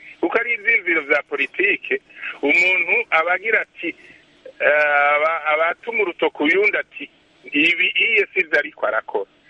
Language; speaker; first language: Rundi; native; Rundi